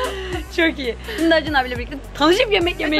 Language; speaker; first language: Turkish; native; Turkish